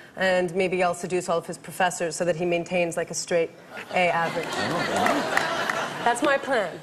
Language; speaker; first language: English; native; English